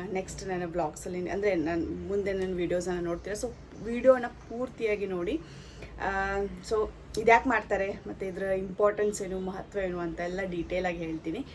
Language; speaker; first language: Kannada; non-native, local second language; Marathi